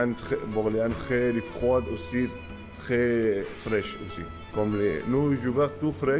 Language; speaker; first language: French; non-native, learner; Arabic